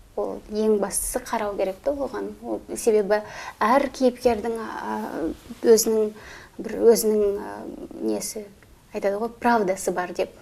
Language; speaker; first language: Kazakh; native; Kazakh